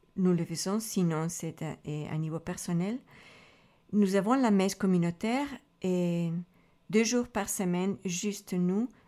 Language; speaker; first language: French; non-native, fluent; Spanish